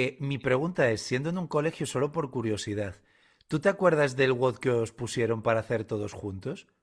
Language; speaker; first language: Spanish; native; Spanish